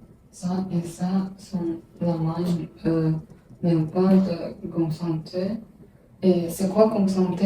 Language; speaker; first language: French; non-native, learner; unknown